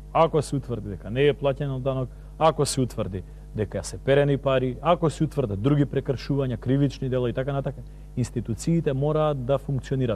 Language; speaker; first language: Macedonian; native; Macedonian